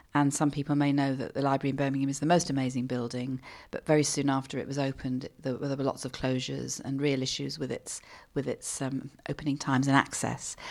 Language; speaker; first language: English; native; English